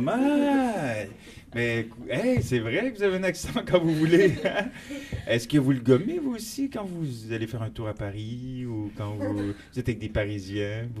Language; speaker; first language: French; native; French